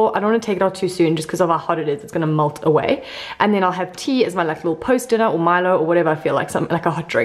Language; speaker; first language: English; native; English